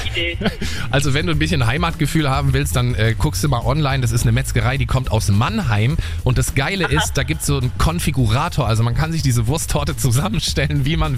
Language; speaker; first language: German; native; German